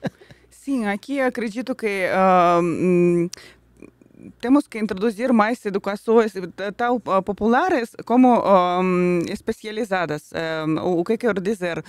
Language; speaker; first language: Portuguese; non-native, fluent; Russian